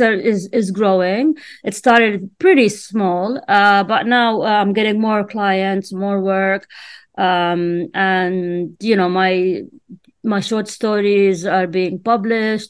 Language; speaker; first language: English; non-native, fluent; Arabic